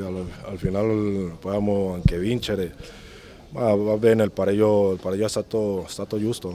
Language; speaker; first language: Italian; non-native, fluent; Spanish